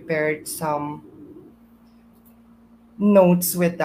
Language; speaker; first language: English; non-native, local second language; Iloko